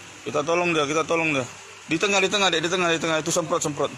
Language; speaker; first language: Indonesian; native; Indonesian